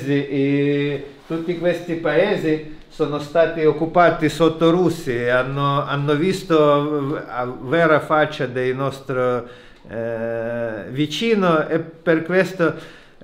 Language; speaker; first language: Italian; non-native, learner; Ukrainian